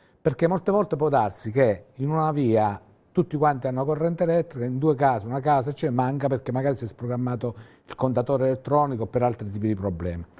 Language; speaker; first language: Italian; native; Italian